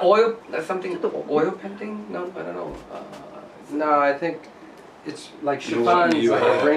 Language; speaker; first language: English; non-native, learner; Japanese